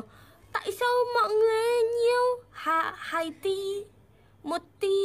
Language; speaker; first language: Vietnamese; non-native, learner; Indonesian